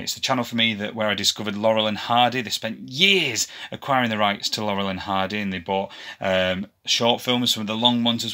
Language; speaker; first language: English; native; English